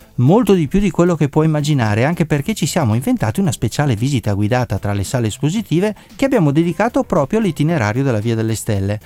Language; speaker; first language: Italian; native; Italian